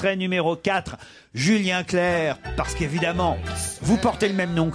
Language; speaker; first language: French; native; French